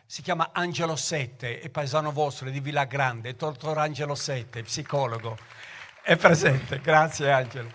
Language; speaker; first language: Italian; native; Italian